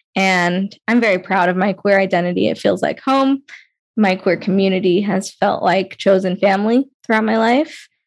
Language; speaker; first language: English; native; English